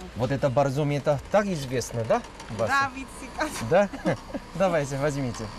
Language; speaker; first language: Russian; non-native, learner; Korean